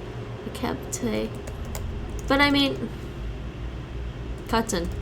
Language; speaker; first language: Dutch; non-native, learner; English